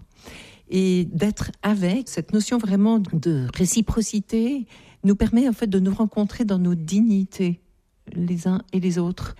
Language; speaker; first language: French; native; French